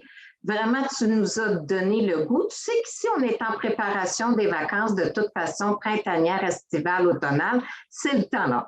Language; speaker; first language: French; native; French